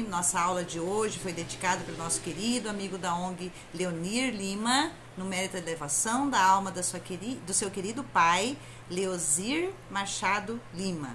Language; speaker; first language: Portuguese; native; Portuguese